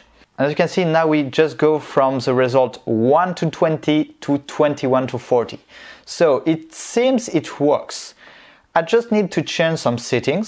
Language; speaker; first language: English; non-native, fluent; French